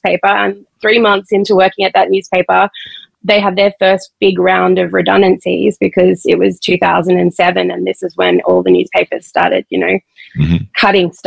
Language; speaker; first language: English; native; English